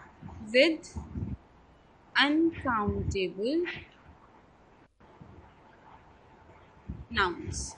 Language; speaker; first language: English; non-native, local second language; Hindi